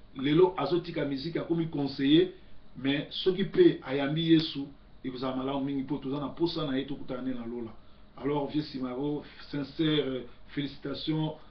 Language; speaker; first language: Lingala; native; Lingala